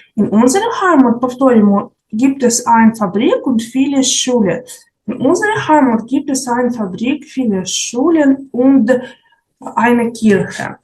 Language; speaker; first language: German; non-native, fluent; Ukrainian